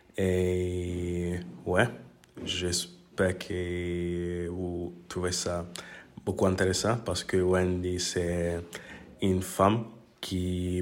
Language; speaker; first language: French; non-native, learner; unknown